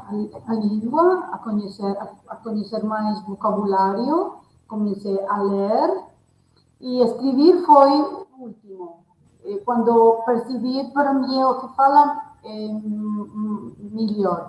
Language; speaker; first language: Portuguese; non-native, learner; Spanish